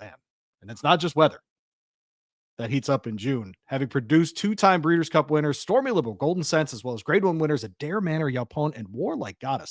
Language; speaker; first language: English; native; English